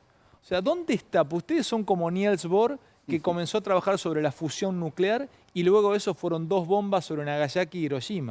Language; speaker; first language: Spanish; native; Spanish